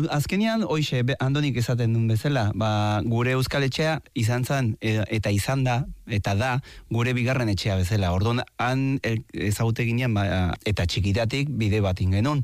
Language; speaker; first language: Basque; non-native, fluent; Spanish